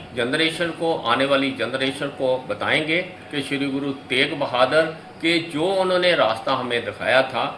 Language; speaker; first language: Hindi; non-native, local second language; Punjabi